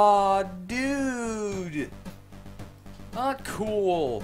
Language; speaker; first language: English; native; English